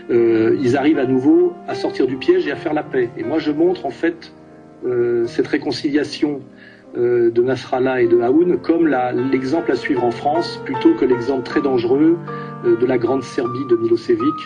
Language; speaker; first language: French; native; French